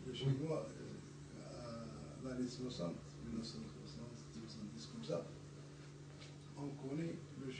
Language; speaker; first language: French; non-native, learner; Arabic